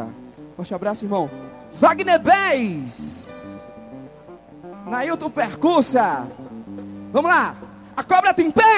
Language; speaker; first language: Portuguese; native; Portuguese